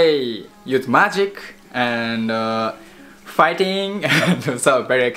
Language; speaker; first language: English; non-native, learner; Japanese